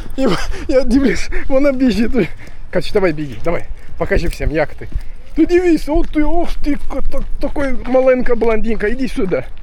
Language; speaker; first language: Ukrainian; non-native, learner; Turkish